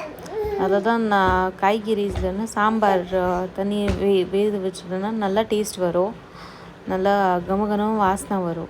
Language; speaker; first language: Tamil; non-native, learner; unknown